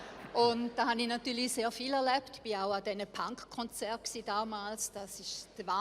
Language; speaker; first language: German; native; German